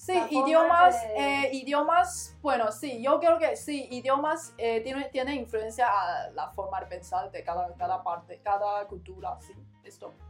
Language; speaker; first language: Spanish; non-native, learner; Chinese